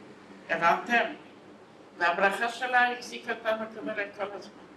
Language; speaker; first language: Hebrew; non-native, fluent; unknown